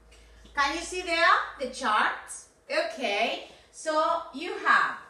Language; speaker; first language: English; non-native, fluent; Spanish